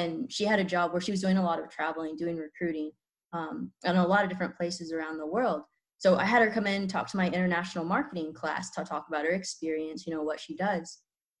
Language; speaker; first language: English; native; English